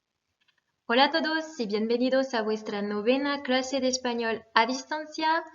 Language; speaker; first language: Spanish; non-native, fluent; French